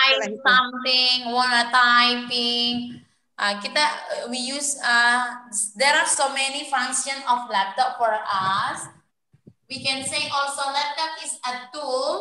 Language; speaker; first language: English; non-native, fluent; Indonesian